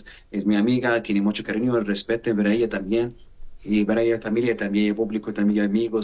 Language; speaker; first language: Spanish; non-native, learner; Arabic